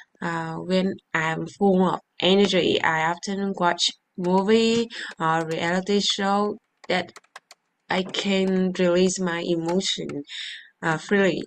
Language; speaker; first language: English; non-native, learner; Vietnamese